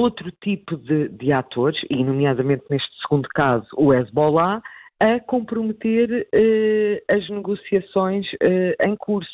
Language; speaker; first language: Portuguese; native; Portuguese